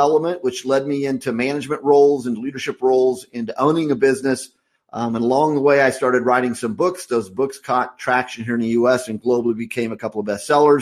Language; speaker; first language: English; native; English